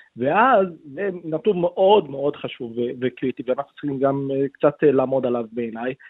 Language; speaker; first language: Hebrew; non-native, local second language; Arabic